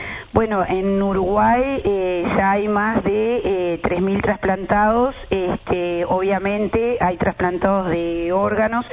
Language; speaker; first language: Spanish; native; Spanish